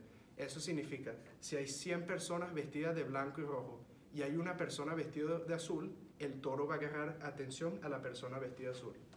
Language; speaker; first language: Spanish; early bilingual, heritage; Spanish